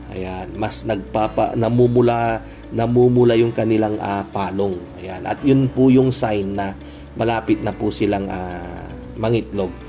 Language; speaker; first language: Filipino; non-native, local second language; Pangasinan